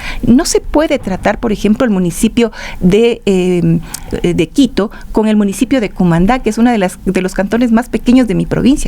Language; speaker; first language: Spanish; native; Spanish